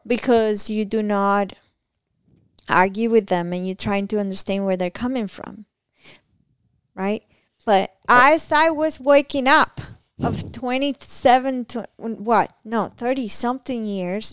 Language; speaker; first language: English; non-native, fluent; Spanish